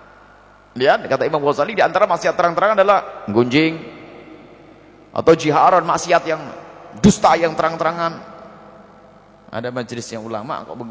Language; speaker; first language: Indonesian; native; Indonesian